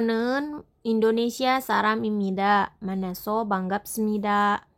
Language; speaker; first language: Korean; non-native, fluent; Indonesian